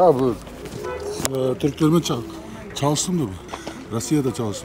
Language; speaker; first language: Turkish; non-native, learner; Kazakh